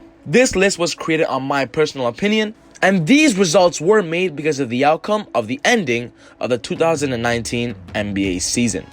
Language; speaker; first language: English; native; English